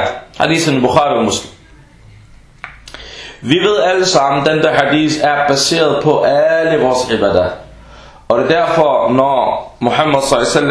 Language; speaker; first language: Danish; early bilingual, other home language; Arabic